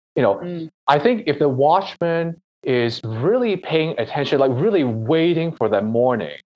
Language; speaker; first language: English; non-native, local second language; Cantonese